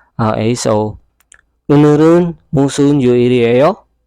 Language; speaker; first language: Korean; non-native, learner; Filipino